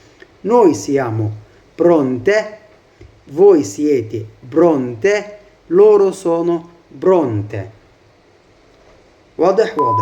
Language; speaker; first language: Italian; non-native, fluent; Arabic